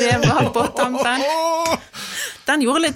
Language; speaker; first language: Norwegian; native; Norwegian